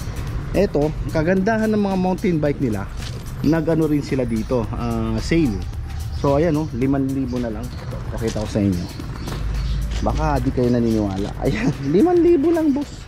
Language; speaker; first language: Filipino; native; Filipino